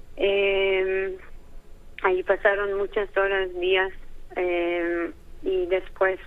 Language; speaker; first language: Spanish; early bilingual, heritage; Hebrew